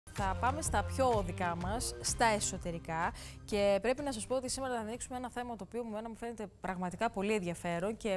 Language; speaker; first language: Greek; native; Greek